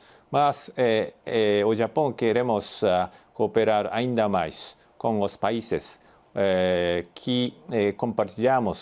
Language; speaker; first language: Portuguese; non-native, fluent; Japanese